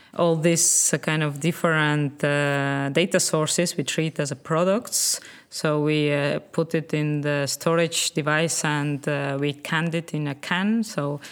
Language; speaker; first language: English; non-native, fluent; Estonian